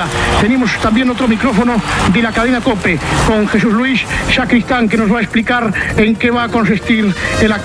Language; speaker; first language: Spanish; native; Spanish